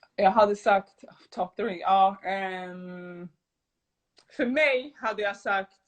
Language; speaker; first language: Swedish; early bilingual, other home language; Somali